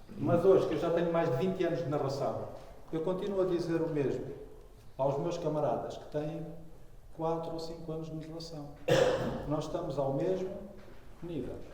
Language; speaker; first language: Portuguese; native; Portuguese